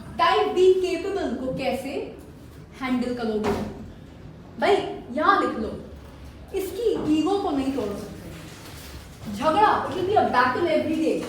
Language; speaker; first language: Hindi; native; Hindi